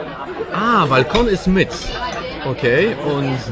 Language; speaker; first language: German; non-native, fluent; Polish